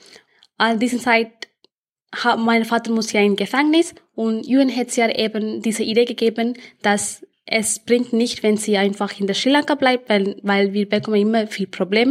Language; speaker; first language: German; early bilingual, other home language; Tamil